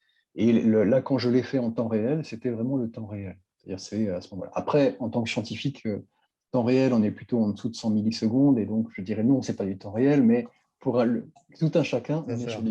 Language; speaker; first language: French; native; French